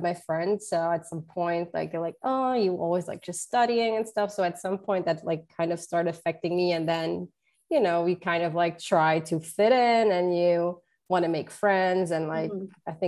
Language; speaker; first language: English; non-native, fluent; Portuguese